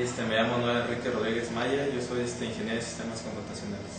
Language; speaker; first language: Spanish; native; Spanish